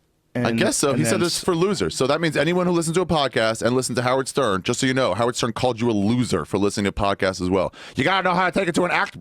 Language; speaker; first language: English; native; English